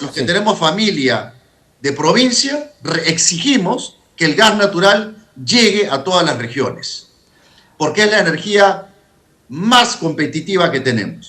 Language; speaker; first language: Spanish; native; Spanish